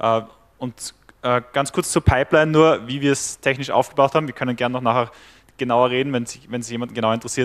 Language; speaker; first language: German; native; German